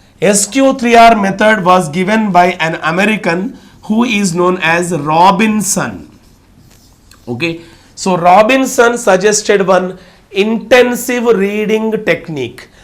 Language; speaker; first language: English; non-native, local second language; Telugu